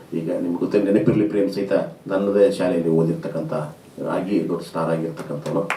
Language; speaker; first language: Kannada; native; Kannada